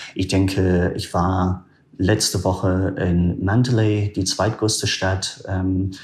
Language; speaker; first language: German; non-native, fluent; English